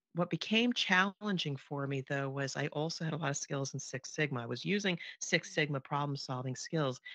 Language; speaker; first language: English; native; English